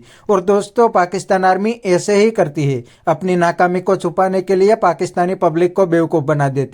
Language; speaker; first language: Hindi; native; Hindi